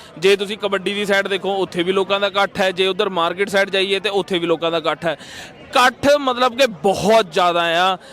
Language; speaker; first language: Punjabi; native; Punjabi